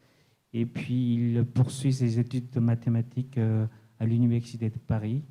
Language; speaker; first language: French; non-native, fluent; Korean